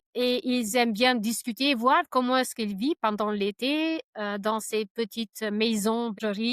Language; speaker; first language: French; non-native, fluent; Albanian